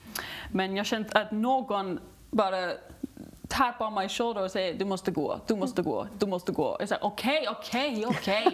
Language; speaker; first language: Swedish; non-native, learner; English